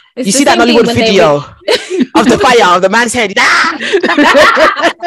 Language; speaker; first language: English; non-native, local second language; Akan